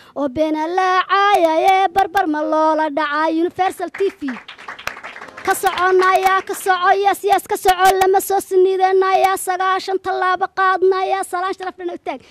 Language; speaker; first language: Somali; native; Somali